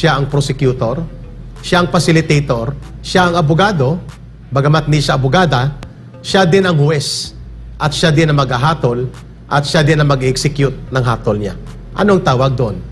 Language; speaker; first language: Filipino; native; Filipino